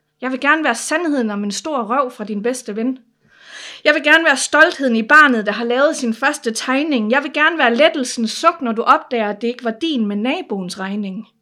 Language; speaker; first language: Danish; native; Danish